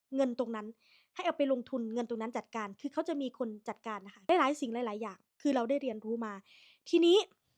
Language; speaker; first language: Thai; native; Thai